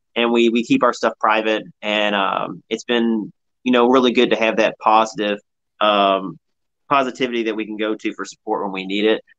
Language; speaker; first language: English; native; English